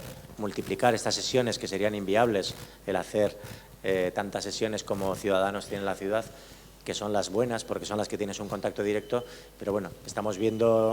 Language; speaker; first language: Spanish; native; Spanish